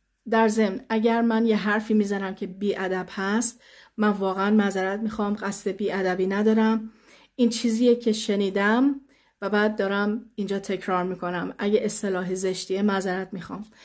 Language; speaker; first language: Persian; early bilingual, heritage; Persian